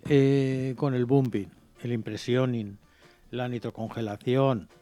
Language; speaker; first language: Spanish; non-native, local second language; Catalan